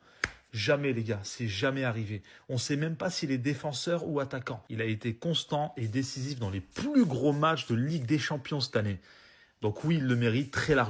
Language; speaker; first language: French; native; French